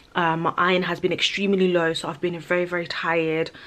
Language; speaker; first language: English; early bilingual, other home language; Lingala